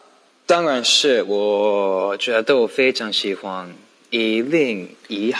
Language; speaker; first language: Chinese; non-native, learner; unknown